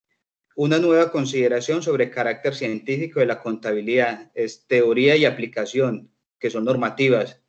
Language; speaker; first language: Spanish; native; Spanish